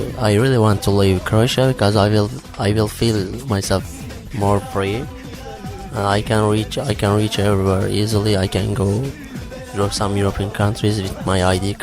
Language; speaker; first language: English; non-native, learner; Turkish